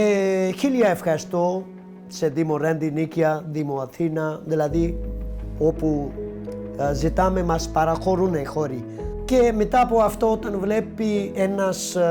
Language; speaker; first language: Greek; non-native, learner; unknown